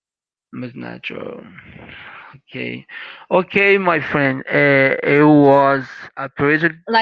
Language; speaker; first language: English; non-native, learner; Portuguese